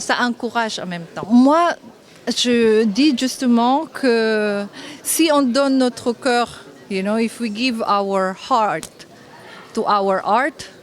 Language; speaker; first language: French; non-native, fluent; Japanese